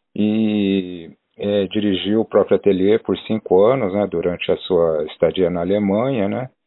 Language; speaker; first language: Portuguese; native; Portuguese